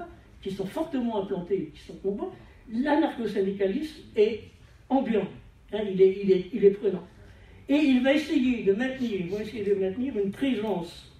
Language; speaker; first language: French; native; French